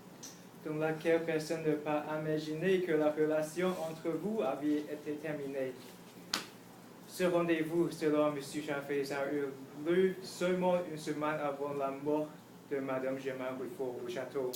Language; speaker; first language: French; non-native, learner; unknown